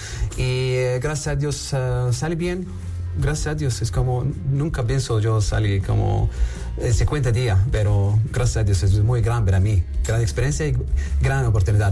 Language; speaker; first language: Spanish; non-native, learner; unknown